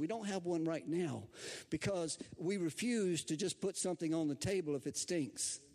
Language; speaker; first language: English; native; English